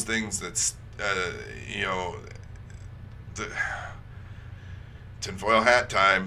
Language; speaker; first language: English; native; English